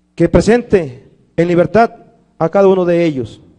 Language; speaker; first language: Spanish; native; Spanish